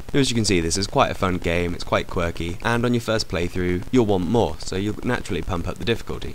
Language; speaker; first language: English; native; English